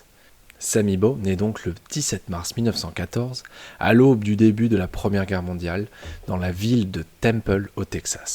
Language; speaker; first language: French; native; French